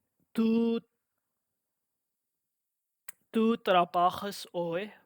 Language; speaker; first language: Spanish; non-native, learner; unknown